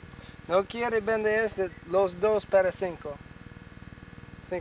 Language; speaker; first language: Spanish; non-native, learner; English